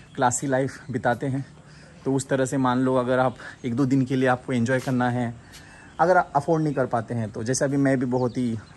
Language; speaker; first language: Hindi; non-native, local second language; Marathi